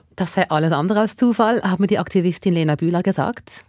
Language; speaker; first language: German; native; German